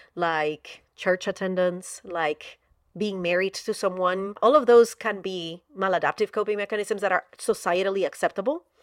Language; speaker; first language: English; non-native, fluent; Spanish